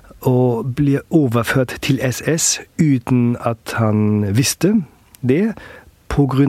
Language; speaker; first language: Norwegian; early bilingual, heritage; German